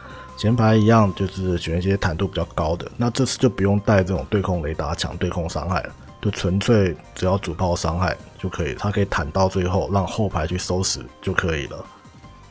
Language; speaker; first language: Chinese; native; Chinese